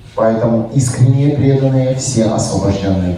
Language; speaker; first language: Russian; native; Russian